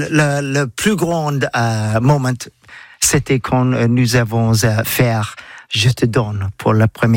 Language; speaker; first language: French; non-native, learner; English